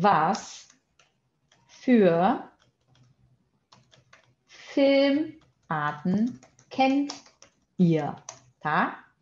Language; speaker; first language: German; non-native, fluent; Portuguese